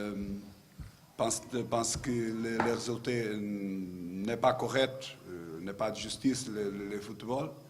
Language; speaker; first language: French; non-native, learner; Portuguese